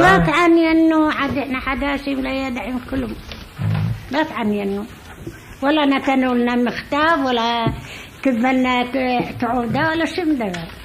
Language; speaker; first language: Hebrew; non-native, learner; Arabic